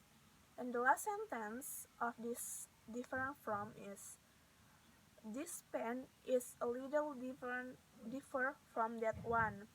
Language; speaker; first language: English; non-native, learner; Indonesian